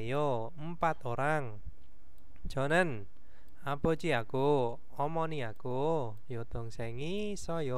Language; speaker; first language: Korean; non-native, fluent; Indonesian